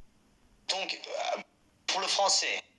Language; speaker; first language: French; non-native, fluent; English